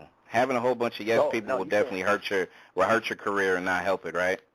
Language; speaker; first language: English; native; English